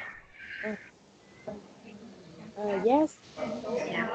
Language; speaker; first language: English; non-native, learner; Vietnamese